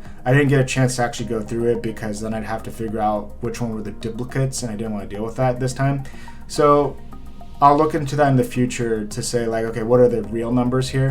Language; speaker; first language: English; native; English